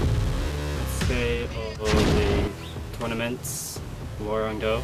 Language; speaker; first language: French; non-native, learner; English